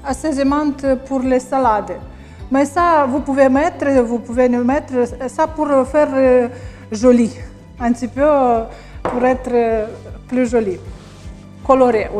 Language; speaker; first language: French; non-native, learner; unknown